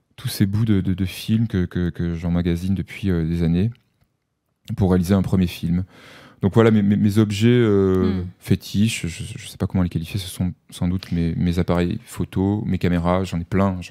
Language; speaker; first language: French; native; French